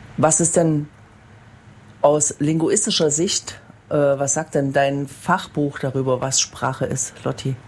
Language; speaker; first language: German; native; German